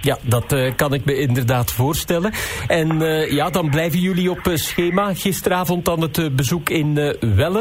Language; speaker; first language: Dutch; native; Dutch